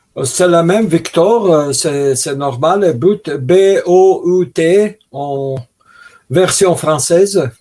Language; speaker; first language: French; non-native, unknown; Russian